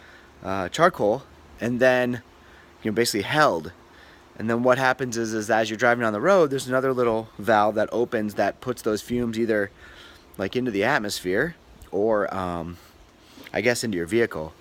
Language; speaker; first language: English; native; English